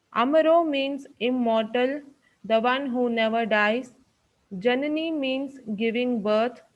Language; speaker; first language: English; non-native, local second language; Hindi